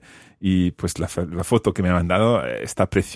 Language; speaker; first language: Spanish; non-native, fluent; English